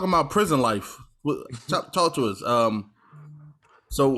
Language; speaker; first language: English; native; English